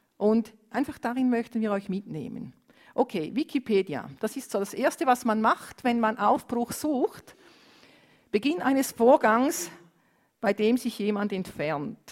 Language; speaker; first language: German; non-native, fluent; Romanian